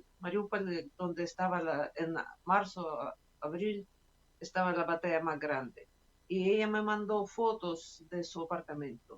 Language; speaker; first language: Spanish; non-native, fluent; Russian